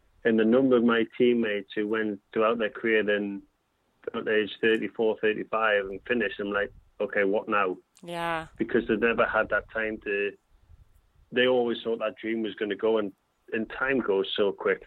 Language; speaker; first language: English; native; English